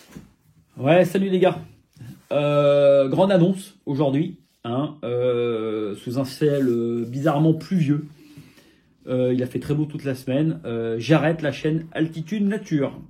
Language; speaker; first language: French; native; French